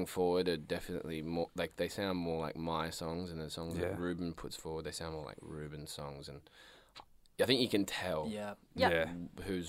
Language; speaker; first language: English; native; English